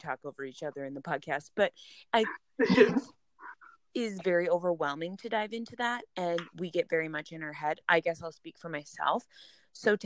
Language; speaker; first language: English; native; English